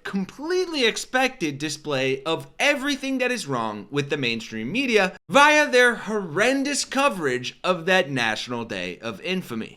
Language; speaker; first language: English; native; English